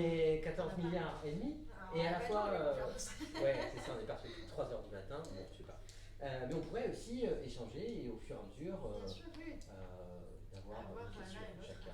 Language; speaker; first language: French; native; French